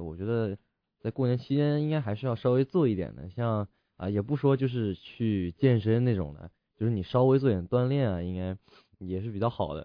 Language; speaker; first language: Chinese; native; Chinese